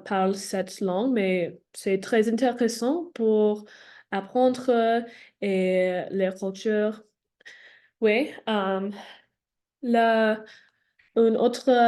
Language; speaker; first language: French; non-native, learner; English